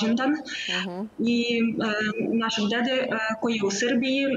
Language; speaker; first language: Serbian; non-native, learner; Ukrainian